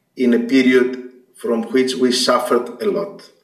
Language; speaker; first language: English; non-native, fluent; Greek